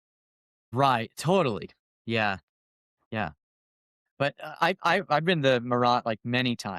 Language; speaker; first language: English; native; English